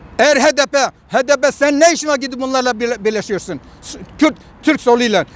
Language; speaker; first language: Turkish; non-native, local second language; Kurdish